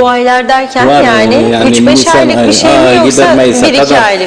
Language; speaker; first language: Turkish; native; Turkish